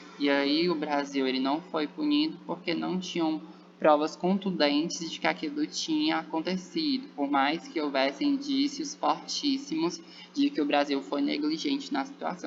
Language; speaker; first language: Portuguese; native; Portuguese